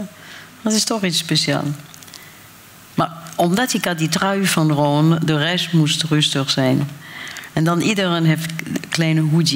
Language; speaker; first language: Dutch; non-native, fluent; French